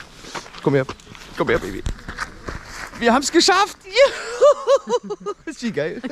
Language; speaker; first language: German; native; German